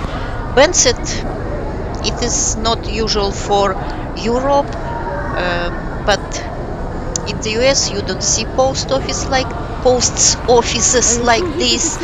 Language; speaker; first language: English; non-native, fluent; Russian